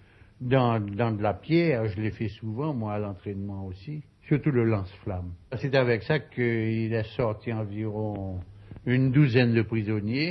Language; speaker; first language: French; native; French